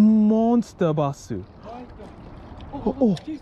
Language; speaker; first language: Japanese; non-native, learner; English